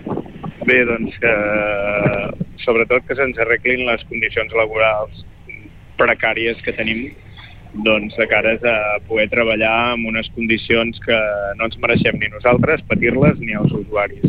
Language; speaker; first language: Catalan; native; Catalan